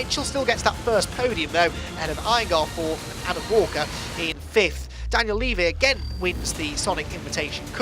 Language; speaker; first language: English; native; English